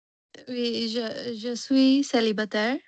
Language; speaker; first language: French; non-native, learner; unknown